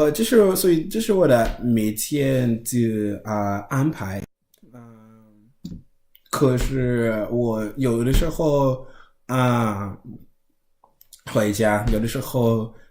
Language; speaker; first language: Chinese; non-native, learner; English